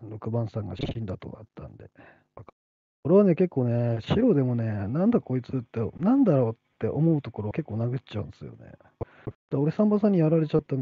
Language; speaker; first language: Japanese; native; Japanese